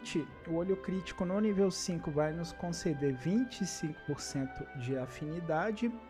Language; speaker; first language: Portuguese; native; Portuguese